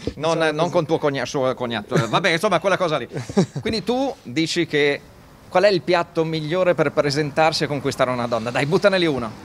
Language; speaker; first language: Italian; native; Italian